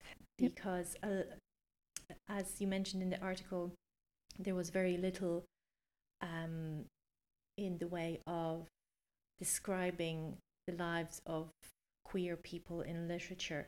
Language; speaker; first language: English; non-native, fluent; Polish